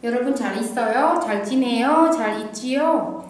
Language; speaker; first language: Korean; non-native, fluent; Indonesian